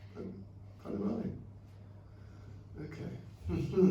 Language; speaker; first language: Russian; non-native, learner; English